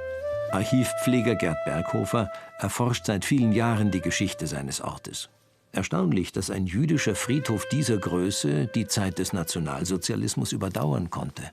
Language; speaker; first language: German; native; German